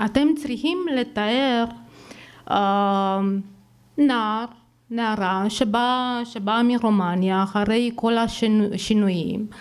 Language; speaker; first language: Hebrew; non-native, fluent; Romanian